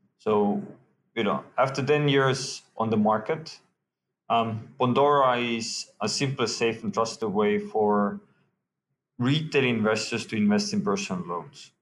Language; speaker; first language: English; non-native, fluent; Estonian